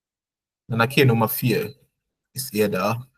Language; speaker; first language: German; non-native, fluent; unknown